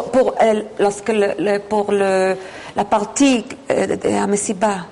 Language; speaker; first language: French; non-native, fluent; Hebrew